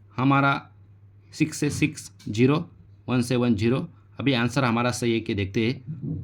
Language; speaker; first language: Hindi; non-native, local second language; Marathi